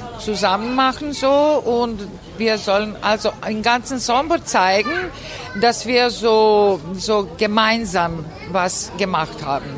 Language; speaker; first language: German; non-native, learner; Croatian